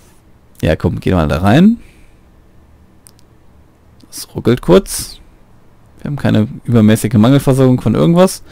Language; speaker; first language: German; native; German